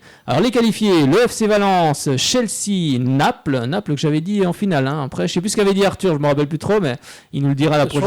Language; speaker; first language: French; native; French